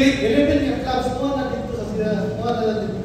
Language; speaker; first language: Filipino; non-native, local second language; Cebuano